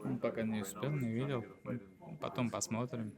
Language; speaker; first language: Russian; non-native, learner; Uzbek